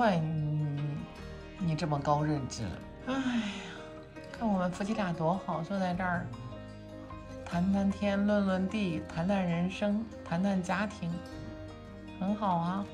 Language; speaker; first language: Chinese; native; Chinese